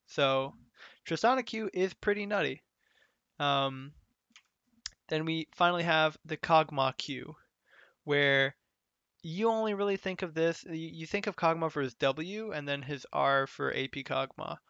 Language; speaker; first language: English; native; English